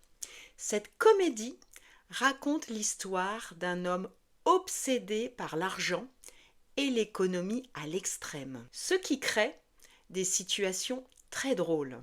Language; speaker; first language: French; native; French